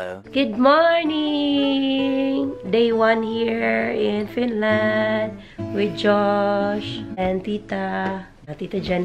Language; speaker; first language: English; non-native, local second language; Filipino